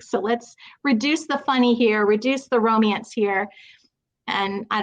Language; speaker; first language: English; native; English